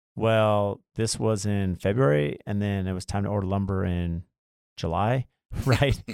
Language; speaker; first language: English; native; English